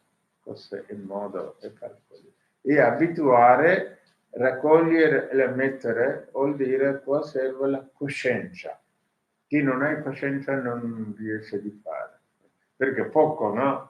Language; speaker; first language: Italian; non-native, learner; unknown